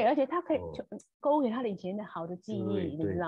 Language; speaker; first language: Chinese; native; Chinese